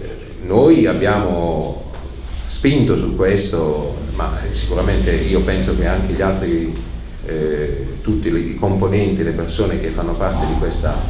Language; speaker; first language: Italian; native; Italian